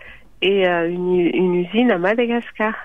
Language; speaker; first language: French; non-native, local second language; Malagasy